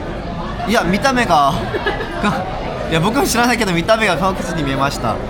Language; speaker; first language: Japanese; non-native, learner; Korean